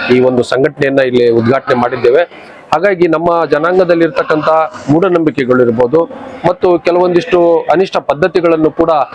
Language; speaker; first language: Kannada; non-native, local second language; Lambadi